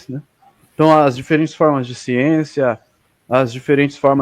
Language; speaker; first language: Portuguese; native; Portuguese